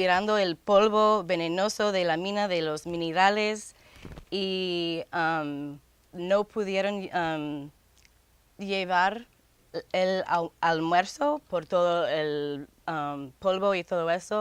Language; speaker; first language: Spanish; non-native, fluent; English